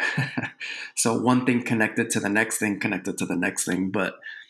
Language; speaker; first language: English; native; English